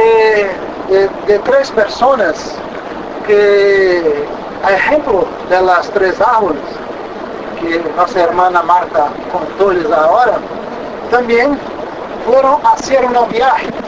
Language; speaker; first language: Spanish; non-native, learner; Portuguese